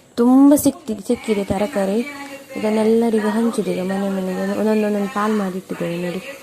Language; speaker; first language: Kannada; non-native, local second language; Tulu